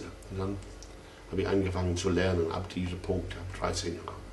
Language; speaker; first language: German; non-native, fluent; English